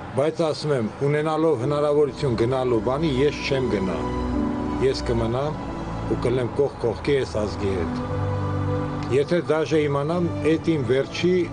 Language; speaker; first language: Armenian; non-native, fluent; Ukrainian